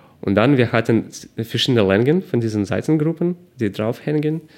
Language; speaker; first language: German; non-native, fluent; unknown